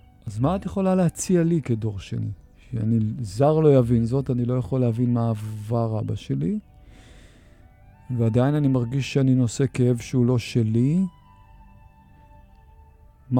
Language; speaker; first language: Hebrew; native; Hebrew